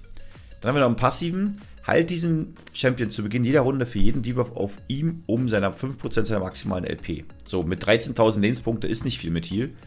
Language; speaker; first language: German; native; German